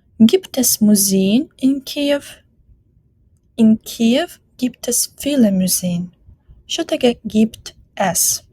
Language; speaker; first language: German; non-native, fluent; Ukrainian